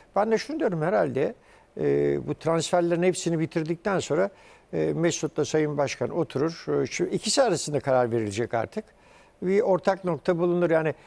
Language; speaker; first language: Turkish; early bilingual, heritage; Turkish